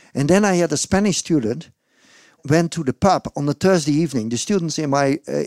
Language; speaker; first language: English; non-native, fluent; Dutch